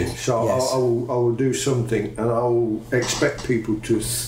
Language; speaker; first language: English; native; English